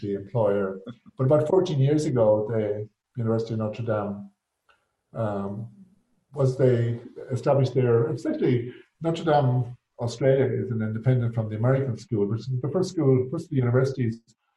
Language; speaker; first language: English; native; English